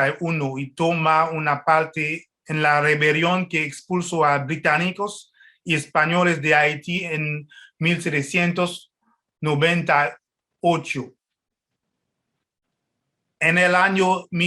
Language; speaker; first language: Spanish; non-native, fluent; French